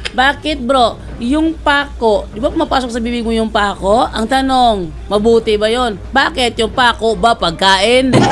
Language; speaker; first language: Filipino; native; Filipino